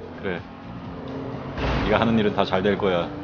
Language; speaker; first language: Korean; native; Korean